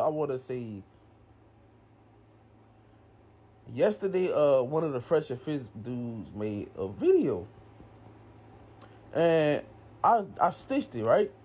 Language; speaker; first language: English; native; English